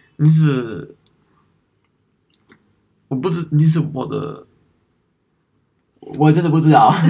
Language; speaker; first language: Chinese; non-native, learner; German